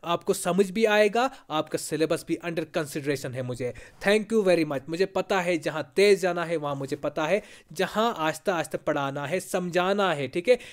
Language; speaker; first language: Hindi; non-native, local second language; Kashmiri